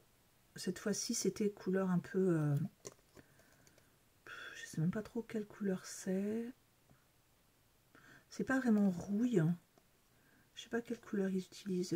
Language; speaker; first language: French; native; French